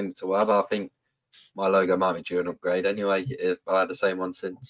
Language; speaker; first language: English; native; English